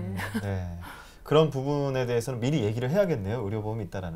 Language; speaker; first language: Korean; native; Korean